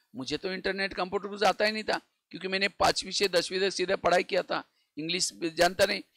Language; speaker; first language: Hindi; non-native, local second language; Marathi